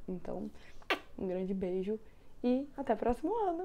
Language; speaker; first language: Portuguese; native; Portuguese